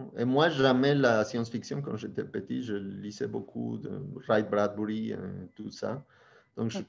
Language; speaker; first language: French; non-native, fluent; Spanish